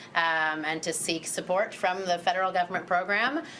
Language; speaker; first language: English; native; English